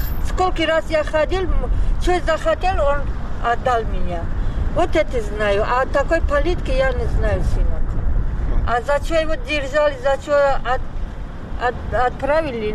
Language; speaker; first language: Russian; non-native, learner; Tajik